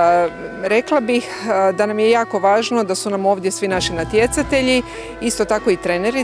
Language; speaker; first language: Croatian; native; Croatian